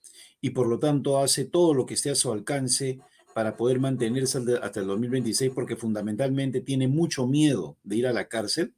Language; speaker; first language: Spanish; native; Spanish